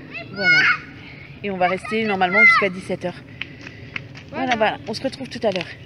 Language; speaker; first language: French; native; French